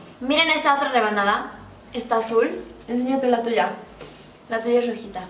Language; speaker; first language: Spanish; native; Spanish